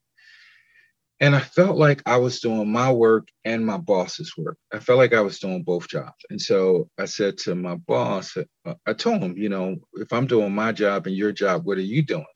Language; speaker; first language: English; native; English